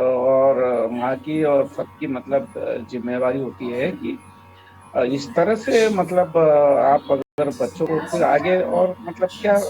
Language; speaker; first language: Hindi; native; Hindi